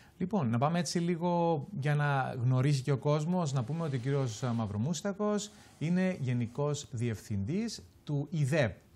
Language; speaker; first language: Greek; native; Greek